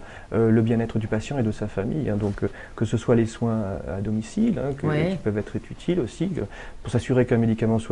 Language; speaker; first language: French; native; French